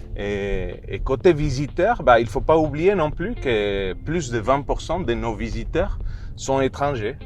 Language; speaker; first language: French; non-native, fluent; Spanish